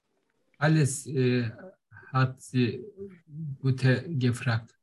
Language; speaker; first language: German; non-native, learner; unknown